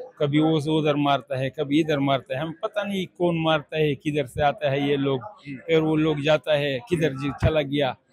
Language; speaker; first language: Urdu; non-native, local second language; Pashto